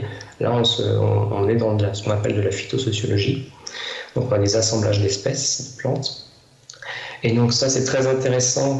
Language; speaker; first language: French; native; French